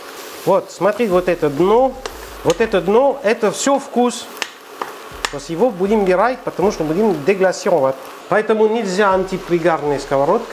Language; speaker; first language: Russian; non-native, learner; French